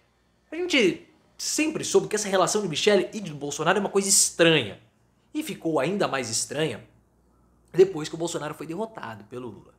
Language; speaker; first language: Portuguese; native; Portuguese